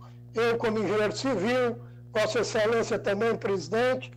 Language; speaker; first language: Portuguese; native; Portuguese